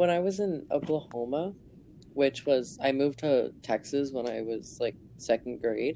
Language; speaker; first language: English; native; English